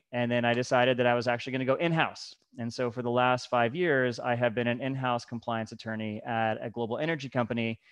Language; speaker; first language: English; native; English